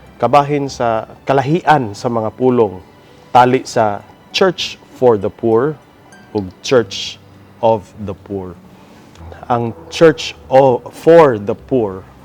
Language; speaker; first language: Cebuano; native; Cebuano